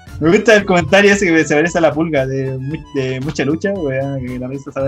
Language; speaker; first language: Spanish; native; Spanish